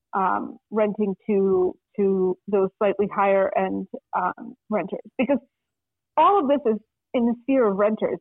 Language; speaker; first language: English; non-native, fluent; Russian